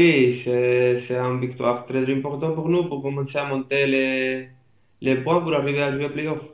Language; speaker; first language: French; non-native, fluent; Spanish